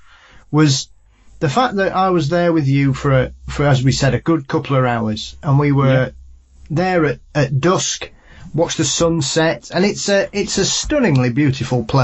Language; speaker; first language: English; native; English